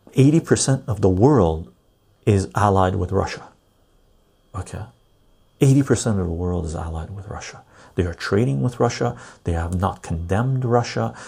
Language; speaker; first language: English; early bilingual, other home language; Persian